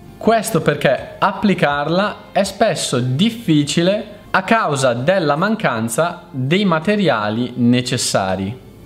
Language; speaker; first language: Italian; native; Italian